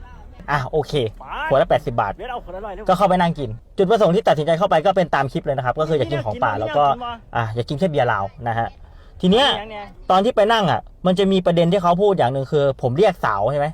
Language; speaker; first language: Thai; native; Thai